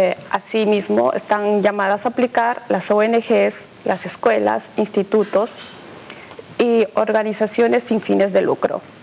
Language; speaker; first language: Spanish; native; Spanish